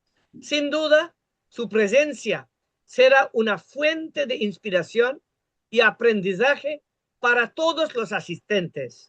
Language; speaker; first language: Spanish; non-native, fluent; Bangla